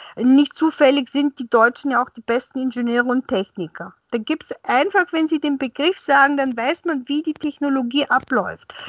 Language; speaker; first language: German; early bilingual, other home language; Bulgarian